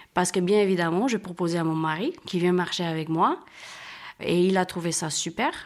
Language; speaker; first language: French; non-native, fluent; Romanian